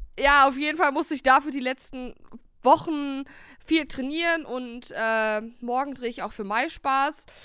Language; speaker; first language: German; native; German